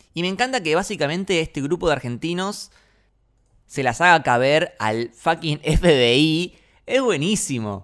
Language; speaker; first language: Spanish; native; Spanish